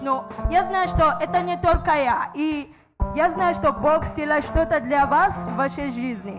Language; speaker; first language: Russian; non-native, fluent; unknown